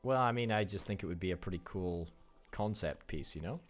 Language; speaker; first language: English; native; English